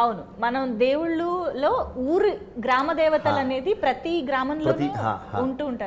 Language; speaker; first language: Telugu; native; Telugu